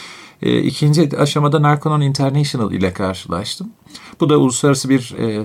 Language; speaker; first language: Turkish; native; Turkish